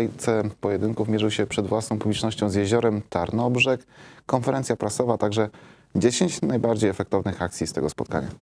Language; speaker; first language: Polish; native; Polish